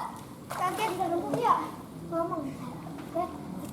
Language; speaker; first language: Indonesian; native; Indonesian